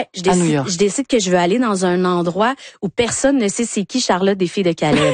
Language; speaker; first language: French; native; French